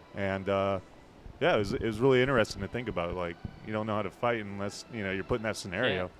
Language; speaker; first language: English; native; English